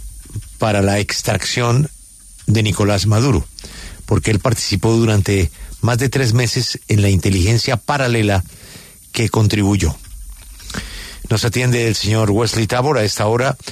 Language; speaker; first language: Spanish; native; Spanish